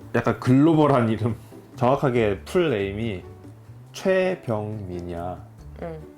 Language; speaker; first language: Korean; native; Korean